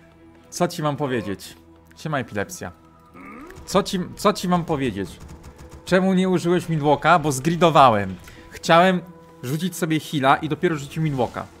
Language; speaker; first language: Polish; native; Polish